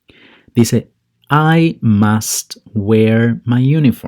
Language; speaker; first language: English; non-native, fluent; Spanish